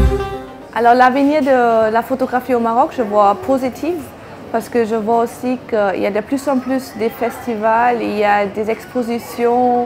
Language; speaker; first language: French; non-native, fluent; German